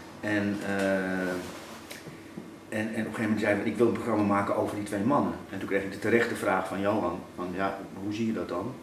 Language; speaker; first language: Dutch; native; Dutch